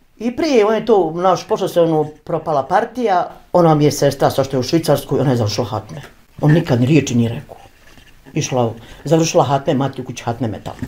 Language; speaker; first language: Croatian; native; Croatian